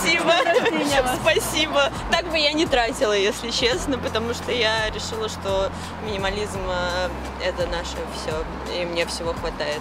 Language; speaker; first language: Russian; native; Russian